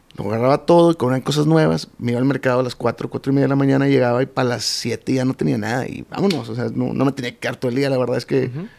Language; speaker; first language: Spanish; native; Spanish